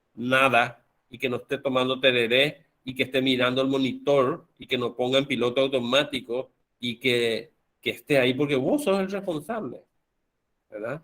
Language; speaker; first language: Spanish; native; Spanish